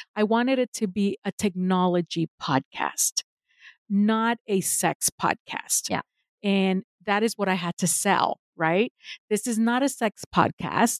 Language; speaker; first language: English; non-native, fluent; Spanish